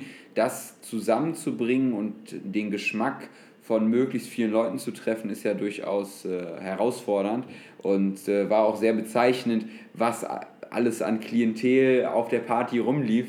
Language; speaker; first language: German; native; German